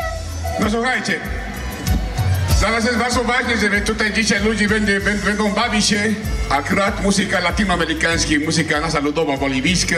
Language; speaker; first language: Polish; non-native, learner; Spanish